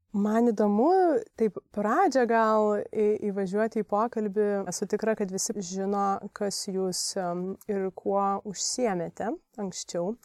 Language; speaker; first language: Lithuanian; native; Lithuanian